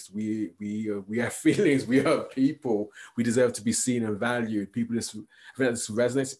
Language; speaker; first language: English; native; English